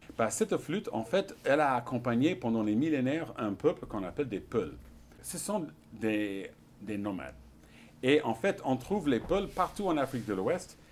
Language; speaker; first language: French; non-native, fluent; English